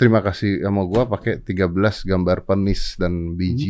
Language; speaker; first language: Indonesian; native; Indonesian